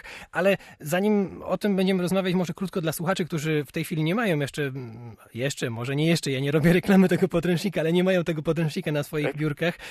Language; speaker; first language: Polish; native; Polish